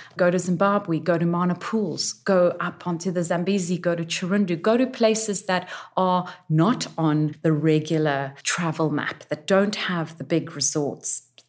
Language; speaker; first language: English; native; English